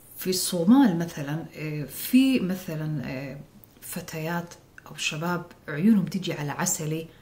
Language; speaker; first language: Arabic; non-native, local second language; Somali